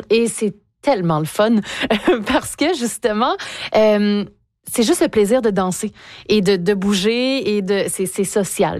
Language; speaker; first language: French; native; French